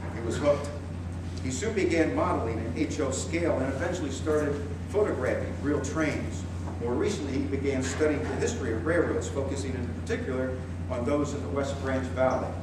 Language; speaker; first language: English; native; English